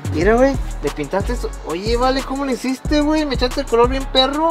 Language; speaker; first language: Spanish; early bilingual, other home language; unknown